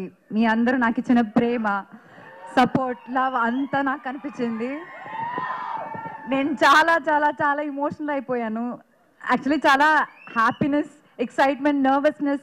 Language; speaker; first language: Telugu; non-native, fluent; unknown